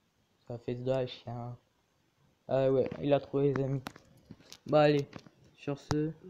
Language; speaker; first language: French; native; French